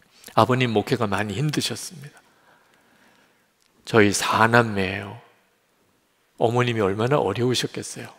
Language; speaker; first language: Korean; native; Korean